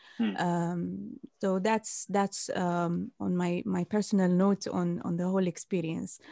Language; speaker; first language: English; non-native, fluent; Arabic